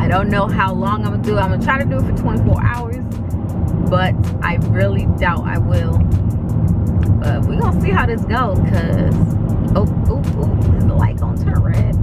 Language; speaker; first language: English; early bilingual, other home language; Spanish